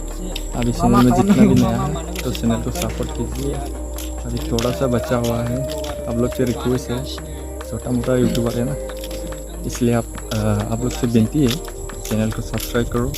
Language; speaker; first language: Hindi; non-native, local second language; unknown